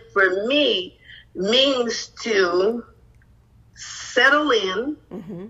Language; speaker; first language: English; native; English